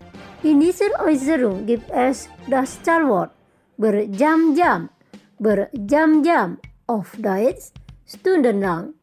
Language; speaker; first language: German; non-native, fluent; Indonesian